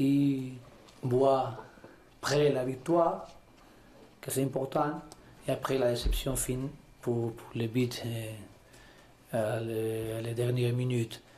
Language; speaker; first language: French; non-native, learner; Spanish